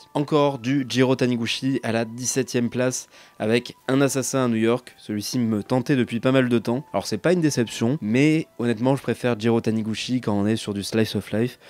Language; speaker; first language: French; native; French